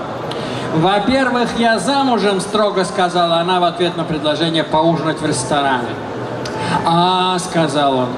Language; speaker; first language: Russian; native; Russian